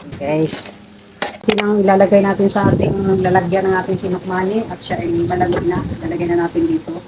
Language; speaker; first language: Filipino; non-native, local second language; Cebuano